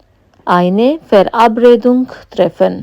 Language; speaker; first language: German; non-native, fluent; Hindi